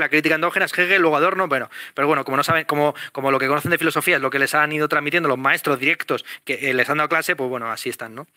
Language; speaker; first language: Spanish; native; Spanish